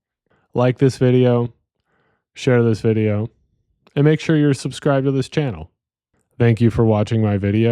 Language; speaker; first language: English; native; English